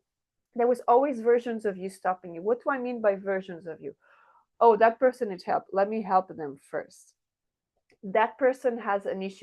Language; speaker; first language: English; non-native, fluent; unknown